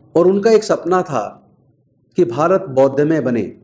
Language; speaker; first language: Hindi; native; Hindi